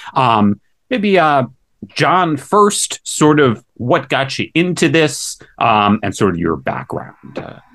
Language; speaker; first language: English; native; English